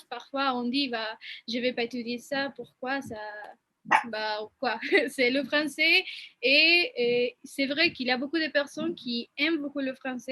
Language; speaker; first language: French; non-native, fluent; Spanish